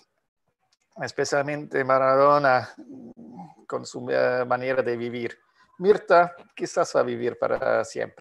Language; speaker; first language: Spanish; non-native, fluent; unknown